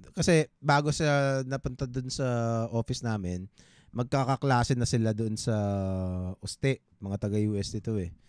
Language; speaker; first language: Filipino; native; Filipino